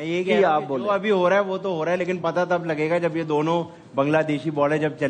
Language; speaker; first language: Urdu; native; Urdu